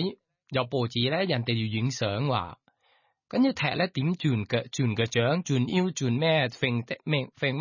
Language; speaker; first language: Cantonese; non-native, learner; Thai